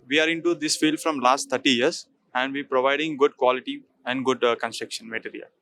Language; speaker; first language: English; non-native, local second language; Telugu